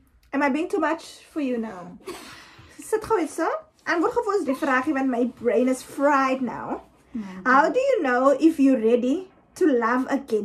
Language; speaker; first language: English; non-native, local second language; Afrikaans